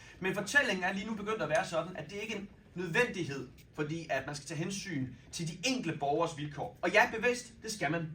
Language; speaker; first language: Danish; native; Danish